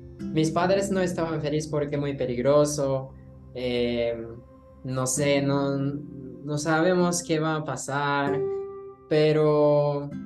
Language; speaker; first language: Spanish; non-native, learner; Japanese